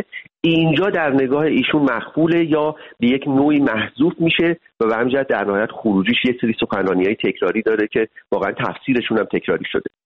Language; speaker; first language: Persian; native; Persian